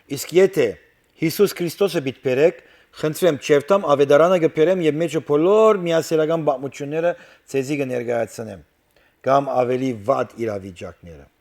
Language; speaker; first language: Armenian; early bilingual, heritage; Armenian